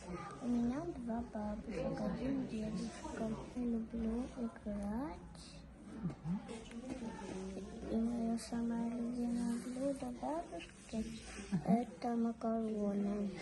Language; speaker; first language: Russian; non-native, local second language; Yakut